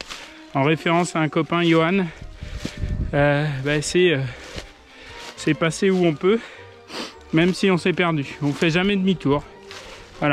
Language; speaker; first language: French; native; French